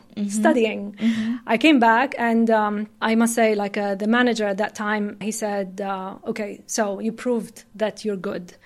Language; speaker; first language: English; non-native, fluent; Arabic